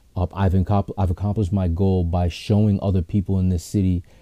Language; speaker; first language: English; native; English